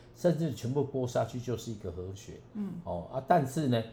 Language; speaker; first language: Chinese; non-native, local second language; Min Nan Chinese